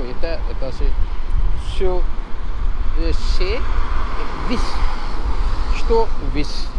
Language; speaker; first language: Russian; non-native, learner; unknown